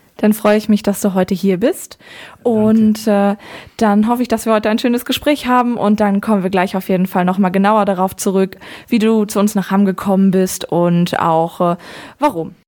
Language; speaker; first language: German; native; German